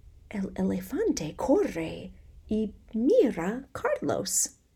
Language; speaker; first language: Spanish; non-native, fluent; English